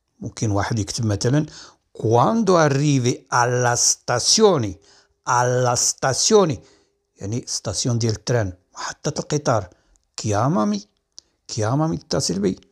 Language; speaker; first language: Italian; non-native, fluent; Arabic